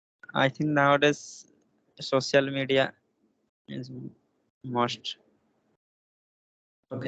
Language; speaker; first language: English; non-native, learner; Hindi